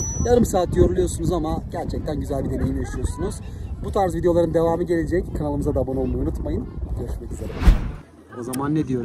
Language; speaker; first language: Turkish; native; Turkish